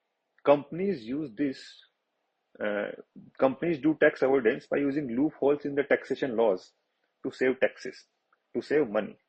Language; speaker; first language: English; non-native, local second language; Hindi